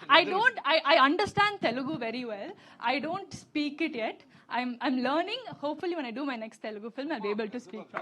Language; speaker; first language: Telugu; non-native, learner; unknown